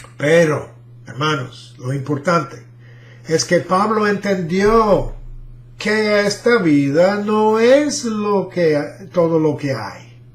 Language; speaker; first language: Spanish; non-native, fluent; English